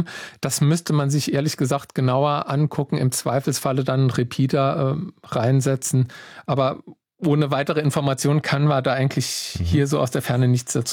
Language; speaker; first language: German; native; German